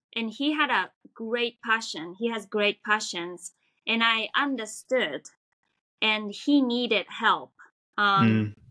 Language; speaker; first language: English; non-native, fluent; Japanese